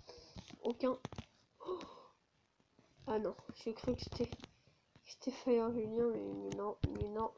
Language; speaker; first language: French; native; French